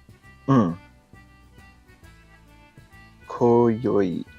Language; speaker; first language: Japanese; non-native, learner; English